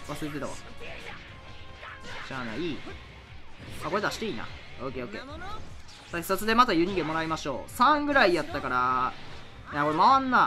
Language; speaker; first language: Japanese; native; Japanese